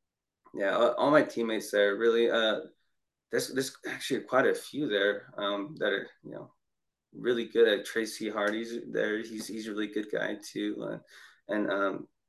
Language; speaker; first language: English; native; English